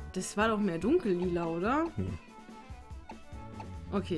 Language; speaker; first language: German; native; German